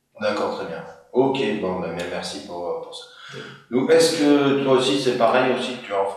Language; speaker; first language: French; native; French